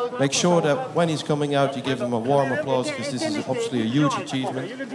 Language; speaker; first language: English; non-native, fluent; Dutch